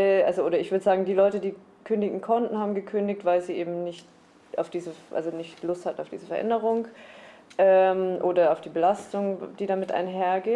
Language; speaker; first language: German; native; German